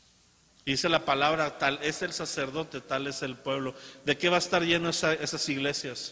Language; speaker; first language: Spanish; native; Spanish